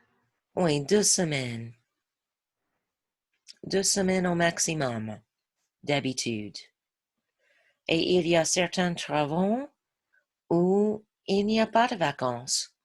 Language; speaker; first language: French; non-native, fluent; English